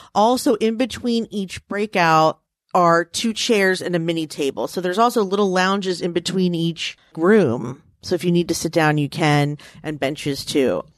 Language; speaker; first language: English; native; English